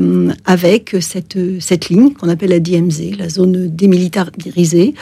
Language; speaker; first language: French; native; French